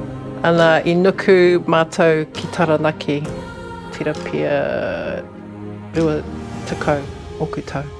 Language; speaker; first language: Māori; non-native, local second language; English